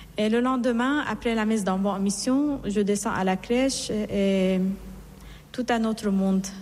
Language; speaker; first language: French; non-native, fluent; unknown